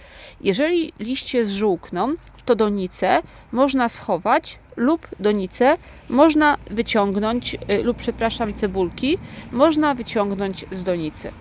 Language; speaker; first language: Polish; native; Polish